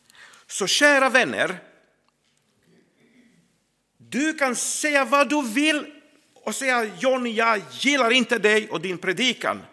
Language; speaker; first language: Swedish; non-native, fluent; Croatian